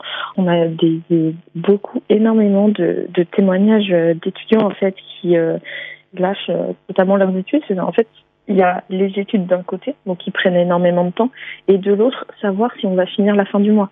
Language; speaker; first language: French; native; French